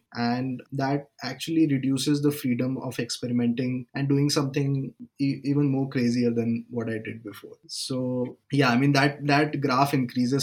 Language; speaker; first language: English; non-native, local second language; Marathi